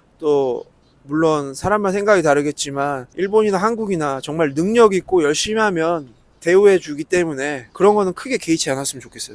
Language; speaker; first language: Korean; native; Korean